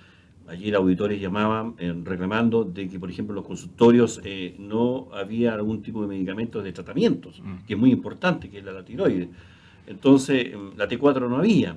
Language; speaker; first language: Spanish; native; Spanish